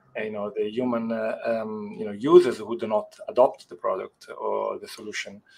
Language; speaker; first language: English; non-native, fluent; Italian